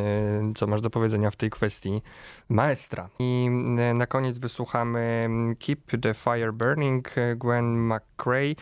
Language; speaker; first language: Polish; native; Polish